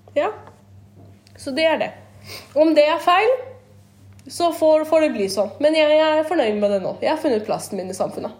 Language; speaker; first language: Norwegian; early bilingual, other home language; Kurdish